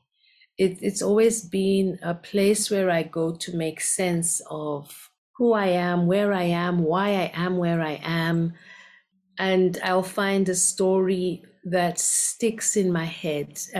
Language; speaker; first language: English; non-native, local second language; Ganda